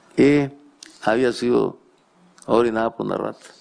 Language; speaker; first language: Spanish; native; Spanish